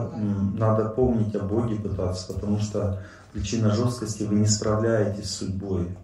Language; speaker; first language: Russian; native; Russian